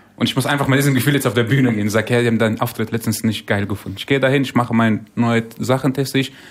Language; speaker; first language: German; non-native, fluent; Persian